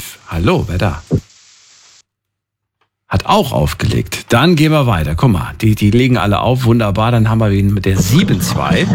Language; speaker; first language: German; native; German